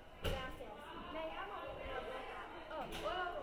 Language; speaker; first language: Spanish; non-native, learner; English